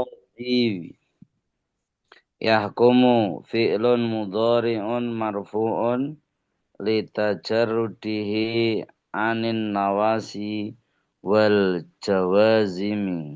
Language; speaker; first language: Arabic; non-native, learner; Indonesian